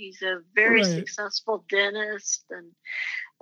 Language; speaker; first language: English; native; English